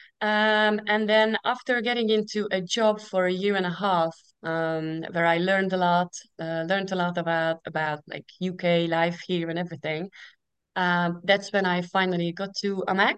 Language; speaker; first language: English; non-native, fluent; Hungarian